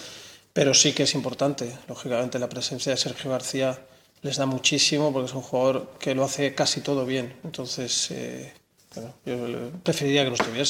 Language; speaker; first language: Spanish; native; Spanish